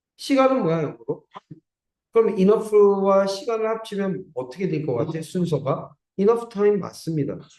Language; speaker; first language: Korean; native; Korean